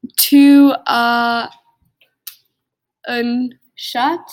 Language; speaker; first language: French; non-native, learner; English